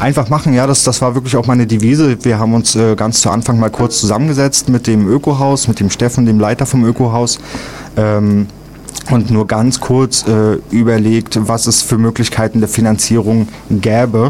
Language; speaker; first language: German; native; German